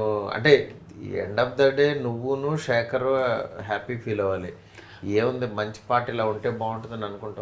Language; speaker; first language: Telugu; native; Telugu